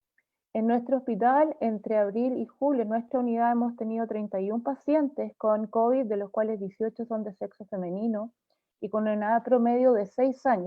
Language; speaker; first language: Spanish; native; Spanish